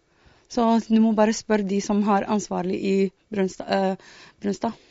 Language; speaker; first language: Norwegian; non-native, fluent; Arabic